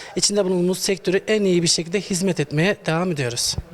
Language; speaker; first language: Turkish; native; Turkish